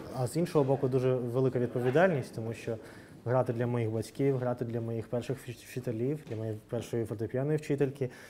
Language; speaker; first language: Ukrainian; non-native, local second language; Russian